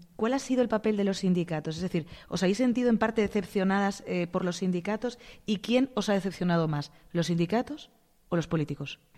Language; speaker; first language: Spanish; native; Spanish